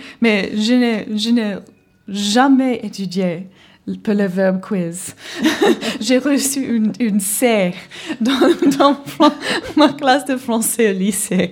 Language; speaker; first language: French; non-native, learner; English